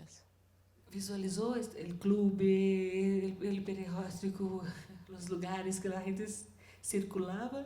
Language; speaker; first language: Spanish; non-native, learner; Portuguese